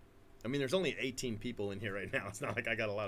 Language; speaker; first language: English; native; English